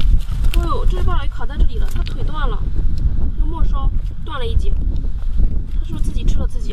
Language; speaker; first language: Chinese; native; Chinese